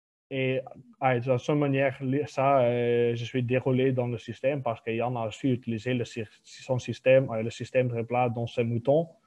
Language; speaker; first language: French; non-native, local second language; Dutch